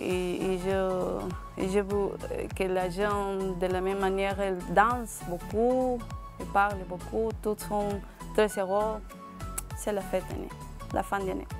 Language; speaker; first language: French; non-native, learner; Spanish